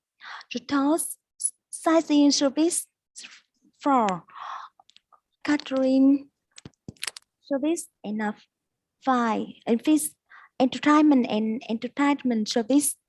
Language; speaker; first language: English; non-native, learner; Vietnamese